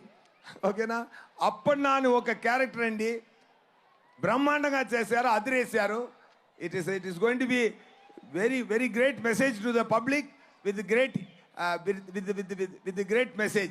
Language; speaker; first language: Telugu; non-native, local second language; Tamil